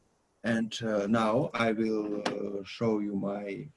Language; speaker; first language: English; non-native, learner; Russian